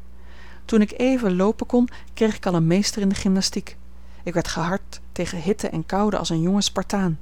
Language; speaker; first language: Dutch; native; Dutch